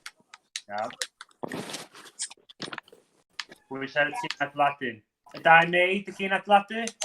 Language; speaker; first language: Welsh; native; Welsh